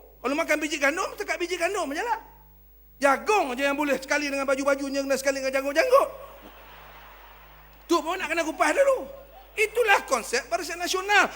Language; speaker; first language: Malay; native; Malay